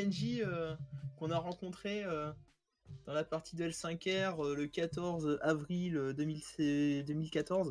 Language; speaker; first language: French; native; French